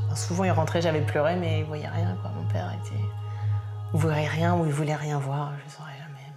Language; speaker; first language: French; native; French